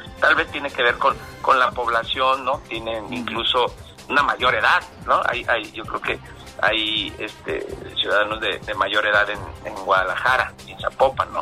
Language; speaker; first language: Spanish; native; Spanish